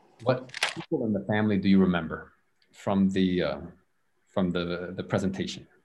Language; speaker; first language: Spanish; native; Spanish